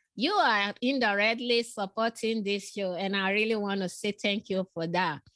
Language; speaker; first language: English; non-native, local second language; Yoruba